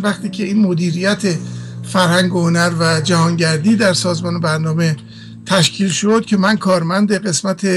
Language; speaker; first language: Persian; native; Persian